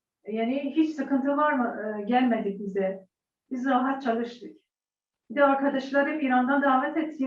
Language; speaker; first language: Turkish; non-native, learner; Persian